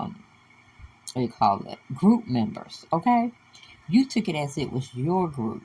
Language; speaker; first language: English; native; English